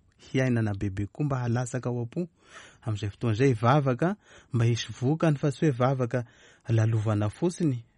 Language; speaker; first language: Malagasy; native; Malagasy